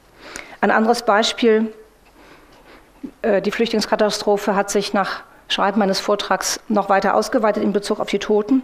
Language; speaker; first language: German; native; German